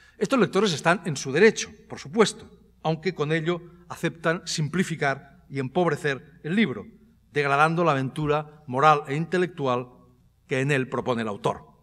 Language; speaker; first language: Spanish; native; Spanish